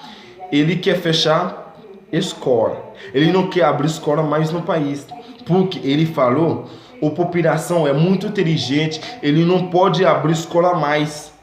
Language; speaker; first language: Portuguese; non-native, fluent; Haitian Creole